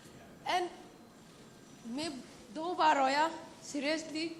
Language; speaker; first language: Hindi; non-native, local second language; Manipuri